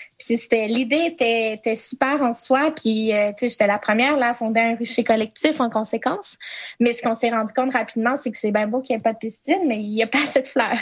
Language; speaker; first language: French; native; French